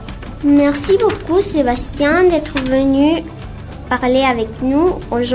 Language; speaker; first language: French; non-native, learner; Spanish